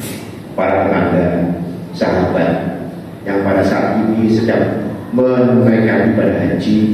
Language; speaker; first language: Indonesian; native; Indonesian